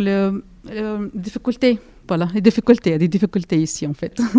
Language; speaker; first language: French; non-native, learner; Arabic